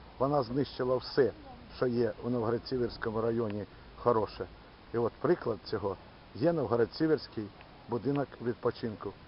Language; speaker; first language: Ukrainian; native; Ukrainian